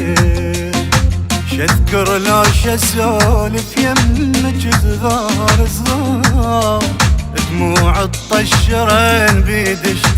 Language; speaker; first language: Arabic; native; Arabic